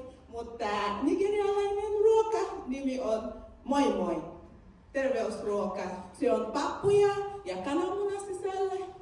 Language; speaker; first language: Finnish; non-native, learner; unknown